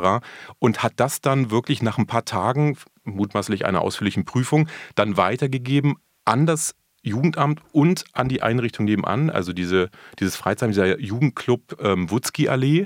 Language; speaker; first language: German; native; German